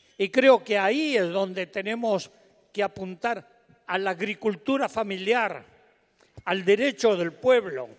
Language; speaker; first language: Spanish; native; Spanish